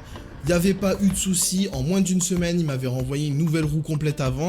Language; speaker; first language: French; native; French